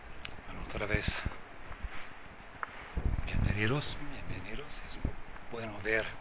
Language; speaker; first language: Spanish; non-native, fluent; English